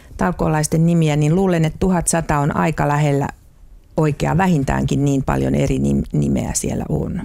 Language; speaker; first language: Finnish; native; Finnish